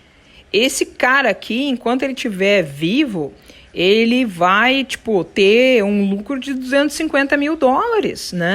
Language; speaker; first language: Portuguese; native; Portuguese